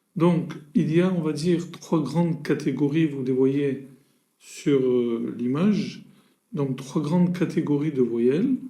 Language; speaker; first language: French; native; French